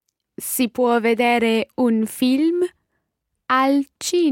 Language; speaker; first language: Italian; non-native, learner; English